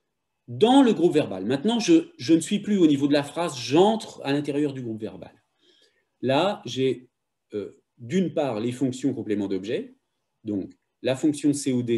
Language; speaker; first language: French; native; French